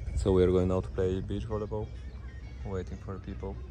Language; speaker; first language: English; non-native, fluent; Bulgarian